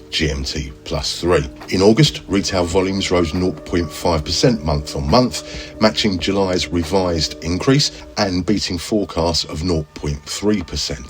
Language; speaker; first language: English; native; English